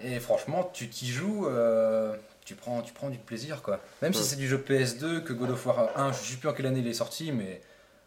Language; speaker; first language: French; native; French